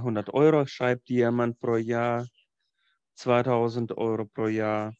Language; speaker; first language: German; non-native, fluent; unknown